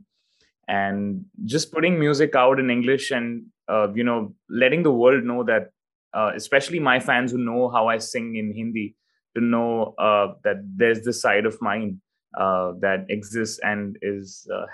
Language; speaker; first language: English; non-native, local second language; Hindi